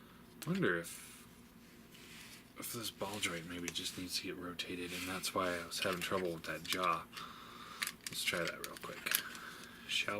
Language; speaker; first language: English; native; English